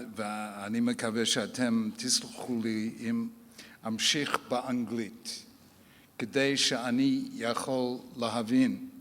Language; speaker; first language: Hebrew; non-native, learner; English